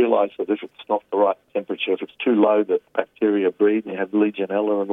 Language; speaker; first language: English; native; English